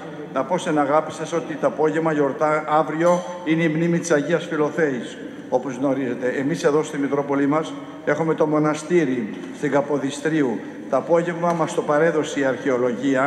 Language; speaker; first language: Greek; native; Greek